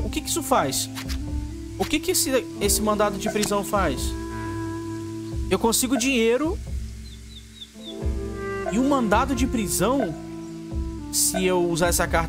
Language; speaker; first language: Portuguese; native; Portuguese